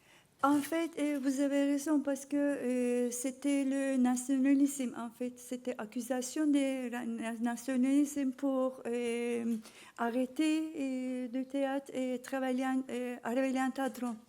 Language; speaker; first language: French; non-native, learner; Turkish